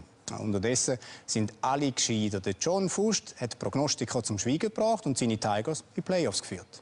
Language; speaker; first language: German; native; German